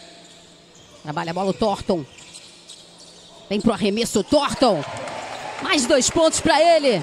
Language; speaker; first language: Portuguese; native; Portuguese